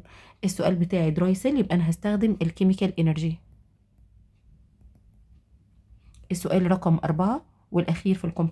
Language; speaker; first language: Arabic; native; Arabic